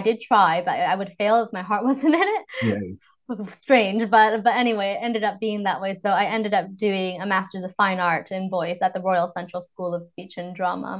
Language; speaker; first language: English; native; English